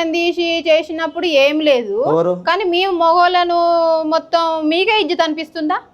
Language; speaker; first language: Telugu; native; Telugu